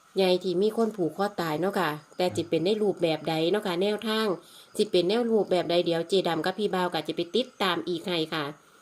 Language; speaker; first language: Thai; native; Thai